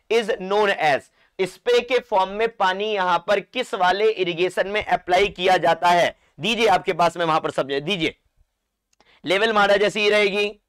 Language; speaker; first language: Hindi; non-native, local second language; Marathi